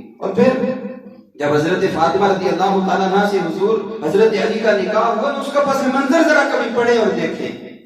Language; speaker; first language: Urdu; non-native, local second language; Punjabi